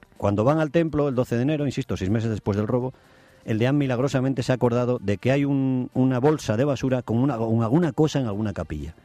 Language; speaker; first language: Spanish; native; Spanish